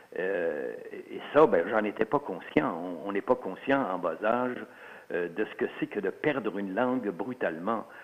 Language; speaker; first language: French; early bilingual, other home language; Swiss German